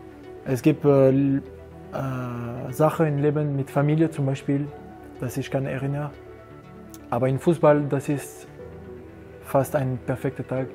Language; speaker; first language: German; non-native, learner; French